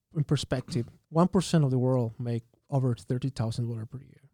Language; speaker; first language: English; non-native, fluent; Spanish